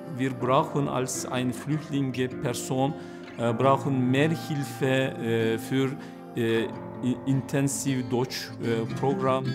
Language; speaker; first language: German; non-native, learner; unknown